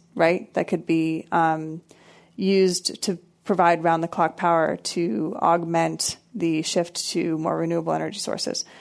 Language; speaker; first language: English; native; English